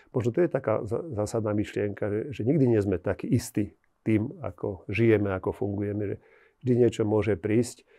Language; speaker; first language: Slovak; native; Slovak